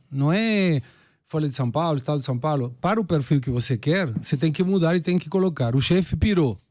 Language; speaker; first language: Portuguese; non-native, fluent; Spanish